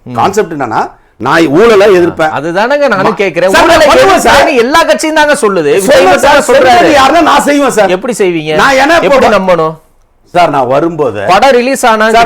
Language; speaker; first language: Tamil; native; Tamil